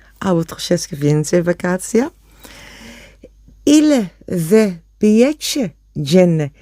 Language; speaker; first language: Polish; non-native, learner; Dutch